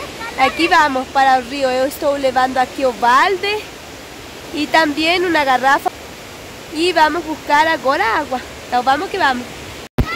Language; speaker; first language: Portuguese; non-native, local second language; Spanish